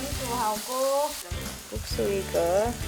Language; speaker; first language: Korean; non-native, learner; Vietnamese